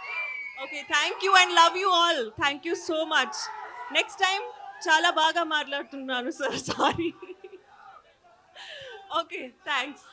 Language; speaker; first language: Telugu; non-native, learner; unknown